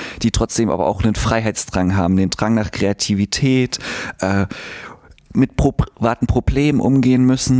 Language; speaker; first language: German; native; German